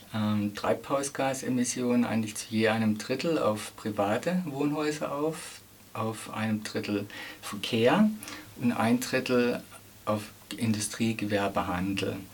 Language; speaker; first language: German; native; German